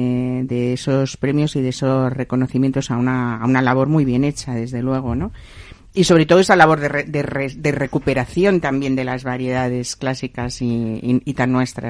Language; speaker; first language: Spanish; native; Spanish